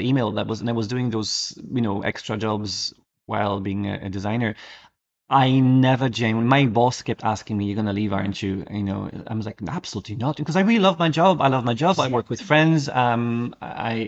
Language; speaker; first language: English; non-native, fluent; Polish